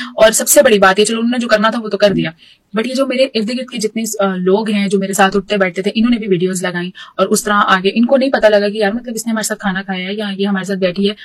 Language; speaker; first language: Urdu; native; Urdu